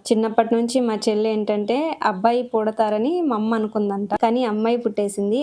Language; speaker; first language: Telugu; non-native, local second language; Lambadi